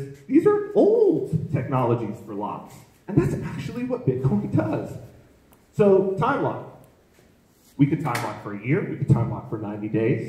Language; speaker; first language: English; native; English